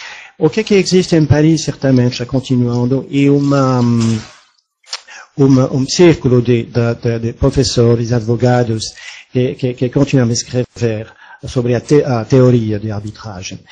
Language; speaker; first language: Portuguese; non-native, fluent; French